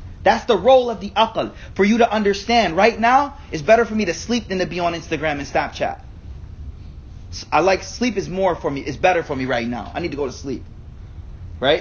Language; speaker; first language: English; native; English